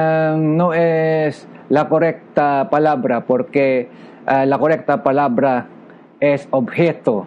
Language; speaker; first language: Spanish; non-native, local second language; Filipino